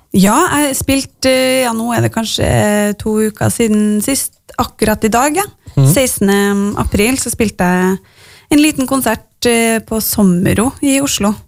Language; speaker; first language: Norwegian; native; Norwegian